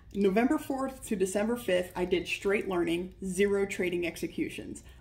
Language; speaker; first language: English; native; English